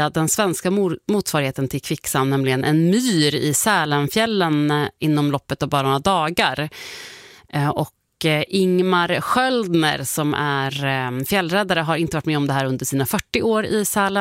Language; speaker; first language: Swedish; native; Swedish